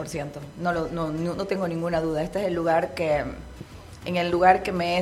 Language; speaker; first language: Spanish; native; Spanish